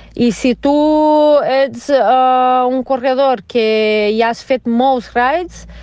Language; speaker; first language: Catalan; non-native, fluent; Portuguese